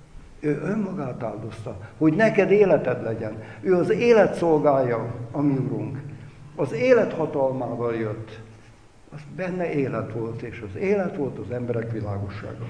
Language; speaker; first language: Hungarian; native; Hungarian